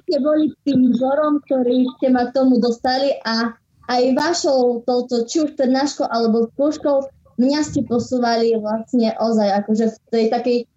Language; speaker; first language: Slovak; native; Slovak